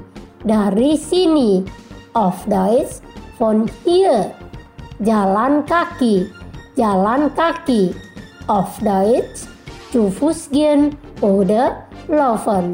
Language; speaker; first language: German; non-native, fluent; Indonesian